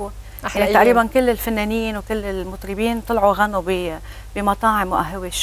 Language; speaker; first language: Arabic; native; Arabic